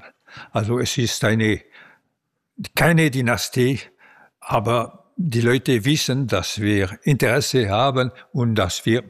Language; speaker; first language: German; non-native, local second language; French